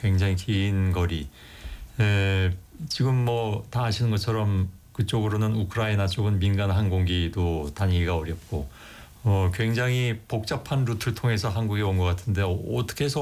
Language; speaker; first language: Korean; native; Korean